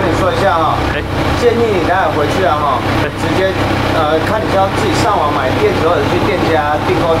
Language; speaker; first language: Chinese; native; Chinese